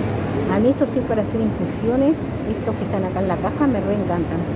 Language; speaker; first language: Spanish; native; Spanish